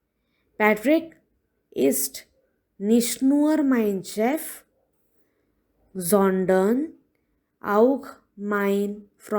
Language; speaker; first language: German; non-native, fluent; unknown